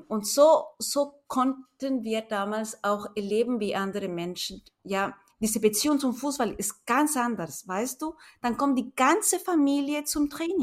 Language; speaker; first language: German; non-native, fluent; Spanish